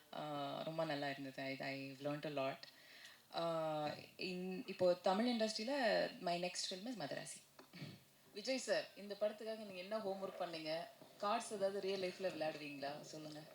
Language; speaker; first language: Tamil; non-native, learner; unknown